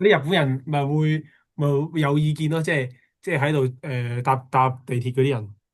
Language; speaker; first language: Chinese; native; Chinese